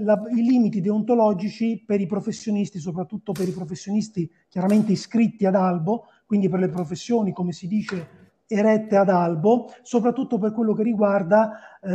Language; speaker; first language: Italian; native; Italian